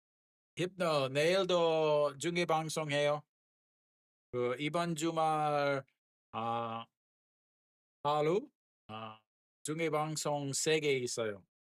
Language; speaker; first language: Korean; non-native, learner; English